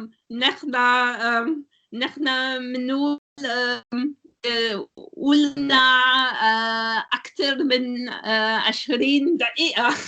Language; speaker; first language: Arabic; non-native, learner; German